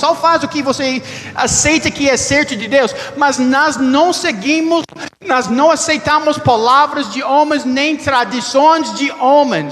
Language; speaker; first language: Portuguese; non-native, learner; English